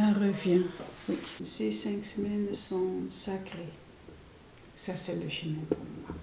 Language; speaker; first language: French; non-native, learner; Dutch